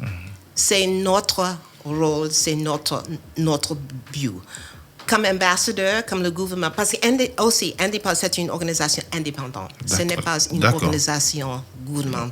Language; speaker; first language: French; non-native, fluent; English